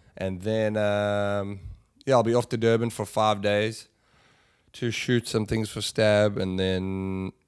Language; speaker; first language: English; native; English